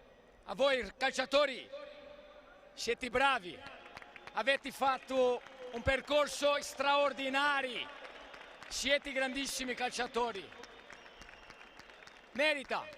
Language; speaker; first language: Italian; non-native, fluent; Portuguese